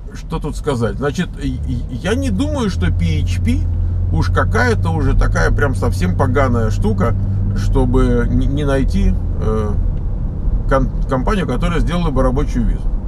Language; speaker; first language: Russian; native; Russian